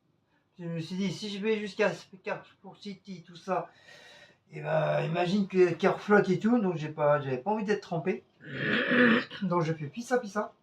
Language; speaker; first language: French; native; French